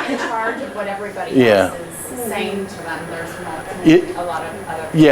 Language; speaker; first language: English; native; English